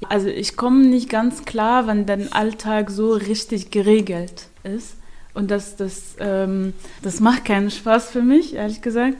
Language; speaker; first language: German; non-native, fluent; Arabic